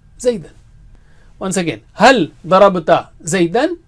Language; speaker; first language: Arabic; non-native, fluent; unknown